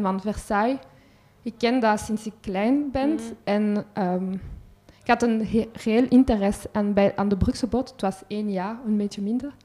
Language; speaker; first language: Dutch; non-native, local second language; French